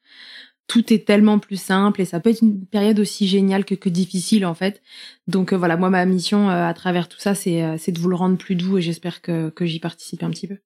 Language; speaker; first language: French; native; French